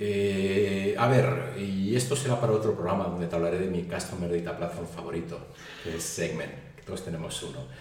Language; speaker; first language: Spanish; native; Spanish